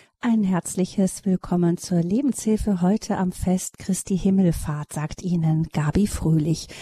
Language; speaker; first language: German; native; German